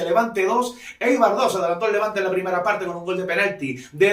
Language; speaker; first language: Spanish; native; Spanish